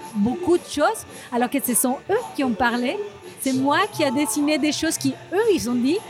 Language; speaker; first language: French; non-native, fluent; Spanish